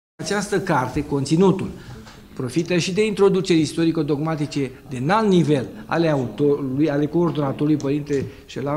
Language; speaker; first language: Romanian; native; Romanian